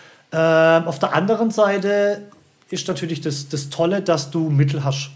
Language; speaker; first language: German; native; German